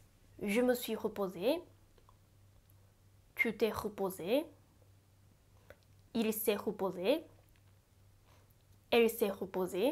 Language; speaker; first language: French; non-native, fluent; Japanese